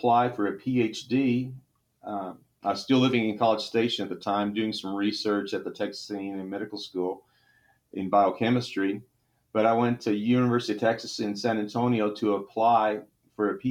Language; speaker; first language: English; native; English